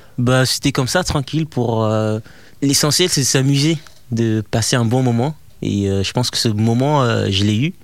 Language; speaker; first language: French; non-native, fluent; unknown